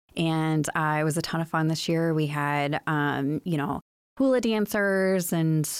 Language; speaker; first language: English; native; English